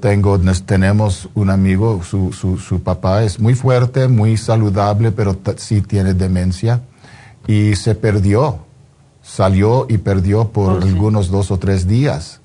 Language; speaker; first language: Spanish; non-native, fluent; English